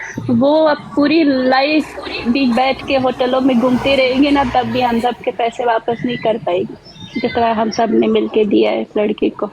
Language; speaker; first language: Hindi; native; Hindi